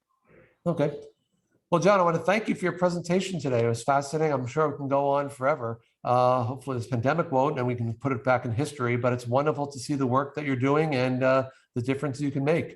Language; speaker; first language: English; native; English